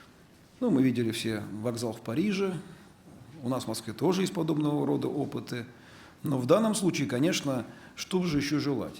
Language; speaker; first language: Russian; native; Russian